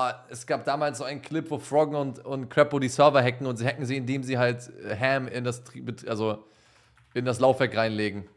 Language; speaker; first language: German; native; German